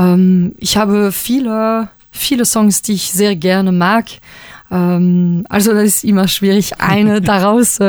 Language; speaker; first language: German; non-native, local second language; French